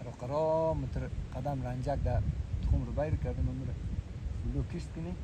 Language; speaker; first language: Persian; native; Persian